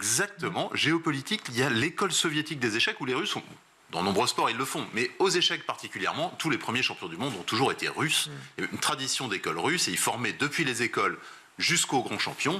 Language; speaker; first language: French; native; French